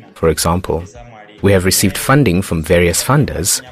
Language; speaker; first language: English; non-native, local second language; Tumbuka